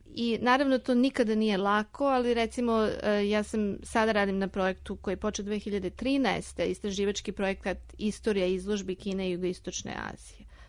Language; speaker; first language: Serbian; native; Serbian